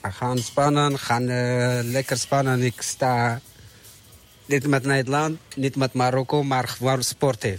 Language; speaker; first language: Dutch; non-native, learner; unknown